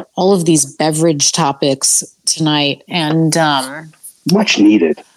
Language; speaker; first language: English; native; English